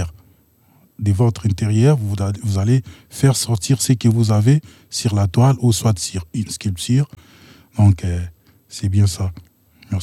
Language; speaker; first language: French; non-native, local second language; Lingala